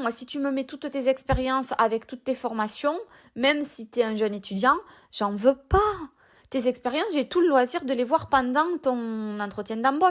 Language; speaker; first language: French; native; French